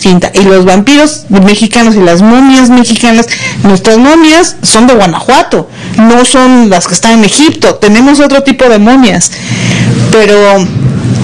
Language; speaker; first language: Spanish; native; Spanish